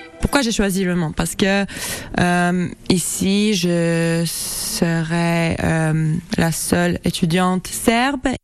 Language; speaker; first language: French; non-native, fluent; Serbian